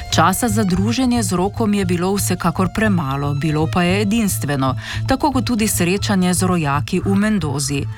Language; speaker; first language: Slovenian; native; Slovenian